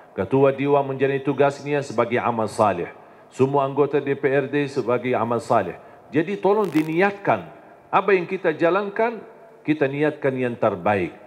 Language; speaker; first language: Indonesian; non-native, fluent; Arabic